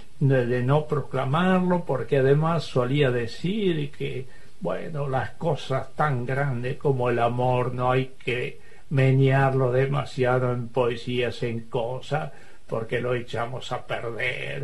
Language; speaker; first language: Spanish; native; Spanish